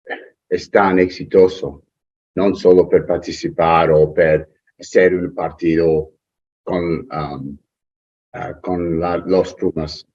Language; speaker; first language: Spanish; non-native, learner; English